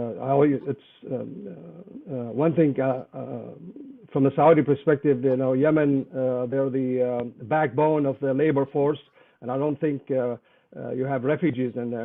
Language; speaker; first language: English; non-native, fluent; Arabic